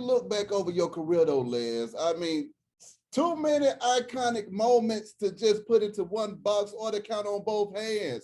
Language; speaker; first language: English; native; English